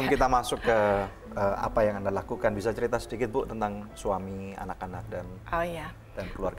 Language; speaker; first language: Indonesian; native; Indonesian